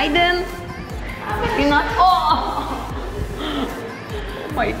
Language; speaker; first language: Turkish; native; Turkish